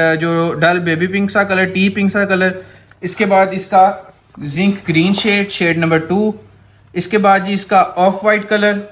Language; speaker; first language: Urdu; non-native, local second language; Punjabi